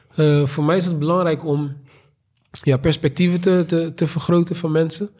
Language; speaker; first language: Dutch; native; Dutch